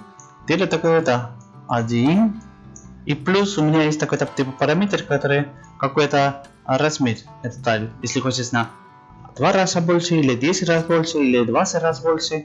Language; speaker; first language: Russian; non-native, learner; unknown